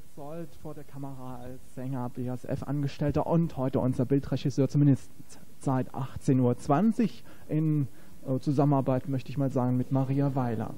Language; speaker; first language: German; native; German